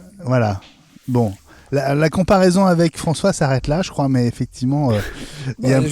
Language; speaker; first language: French; native; French